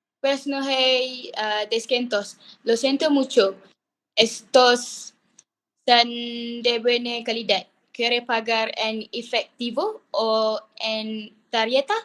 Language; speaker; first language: Spanish; non-native, learner; Malay